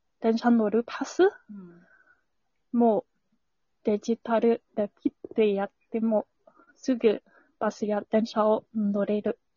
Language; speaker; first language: Japanese; non-native, learner; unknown